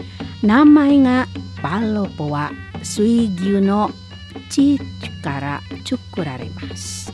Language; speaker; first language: Japanese; non-native, learner; Indonesian